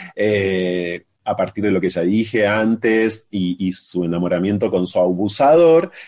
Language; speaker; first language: Spanish; native; Spanish